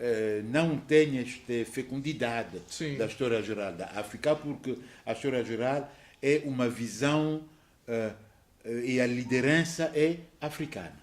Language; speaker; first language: Portuguese; non-native, fluent; French